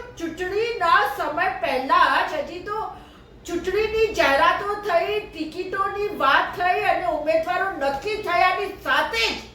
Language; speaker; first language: Gujarati; native; Gujarati